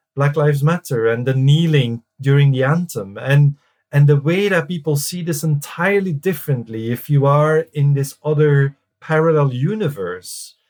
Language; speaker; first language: English; non-native, fluent; Dutch